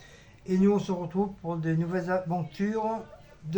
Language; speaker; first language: French; native; French